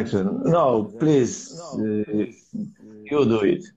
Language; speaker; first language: English; non-native, learner; Polish